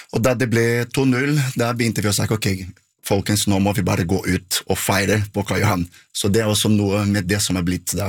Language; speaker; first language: Norwegian; non-native, fluent; Portuguese